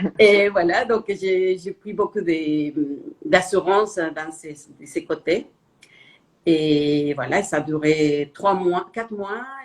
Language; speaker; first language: French; non-native, fluent; Spanish